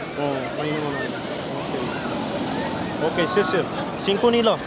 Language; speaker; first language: Chinese; non-native, learner; Central Kurdish